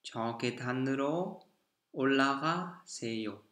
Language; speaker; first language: Korean; non-native, fluent; Vietnamese